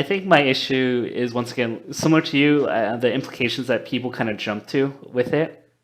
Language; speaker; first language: English; native; English